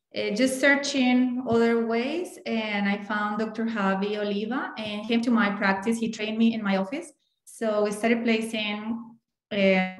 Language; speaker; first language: English; non-native, fluent; Spanish